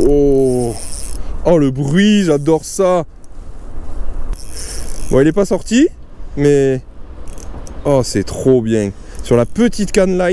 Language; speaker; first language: French; native; French